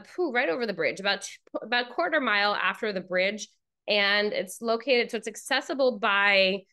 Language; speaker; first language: English; native; English